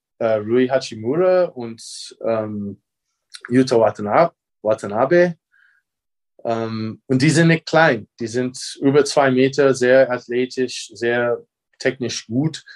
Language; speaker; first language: German; non-native, fluent; English